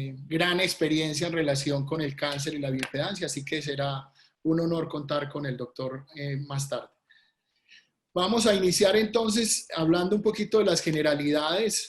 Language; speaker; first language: Spanish; native; Spanish